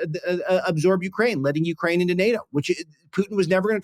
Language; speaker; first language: English; native; English